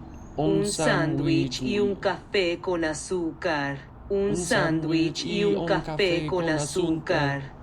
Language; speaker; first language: Spanish; non-native, learner; English